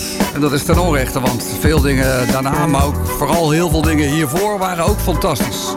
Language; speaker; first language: Dutch; native; Dutch